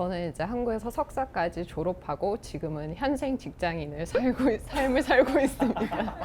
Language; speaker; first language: Korean; non-native, fluent; Russian